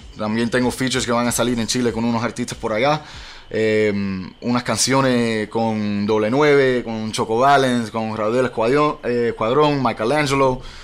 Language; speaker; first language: Spanish; early bilingual, heritage; Spanish